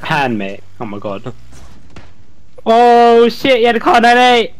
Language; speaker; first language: English; native; English